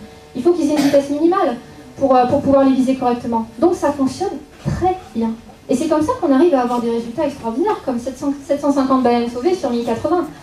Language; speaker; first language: French; native; French